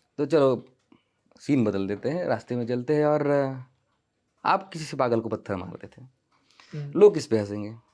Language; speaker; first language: Hindi; non-native, local second language; Marathi